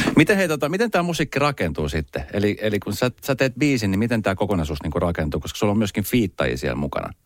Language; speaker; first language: Finnish; native; Finnish